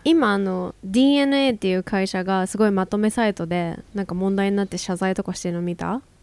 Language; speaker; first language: Japanese; native; Japanese